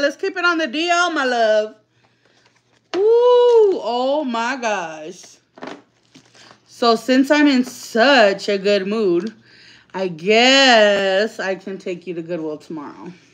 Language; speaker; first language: English; early bilingual, other home language; Spanish